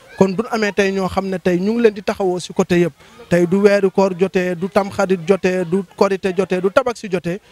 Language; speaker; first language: Wolof; native; Wolof